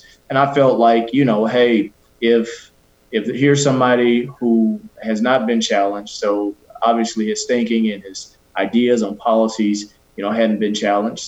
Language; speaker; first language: English; native; English